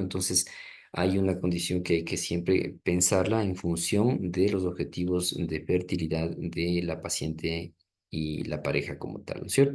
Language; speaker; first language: Spanish; native; Spanish